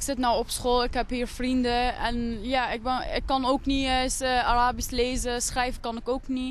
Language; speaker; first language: Dutch; early bilingual, other home language; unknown